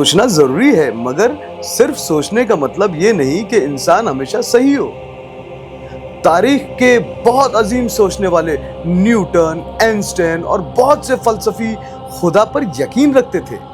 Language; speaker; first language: Hindi; native; Hindi